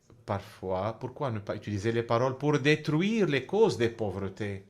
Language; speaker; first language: French; non-native, fluent; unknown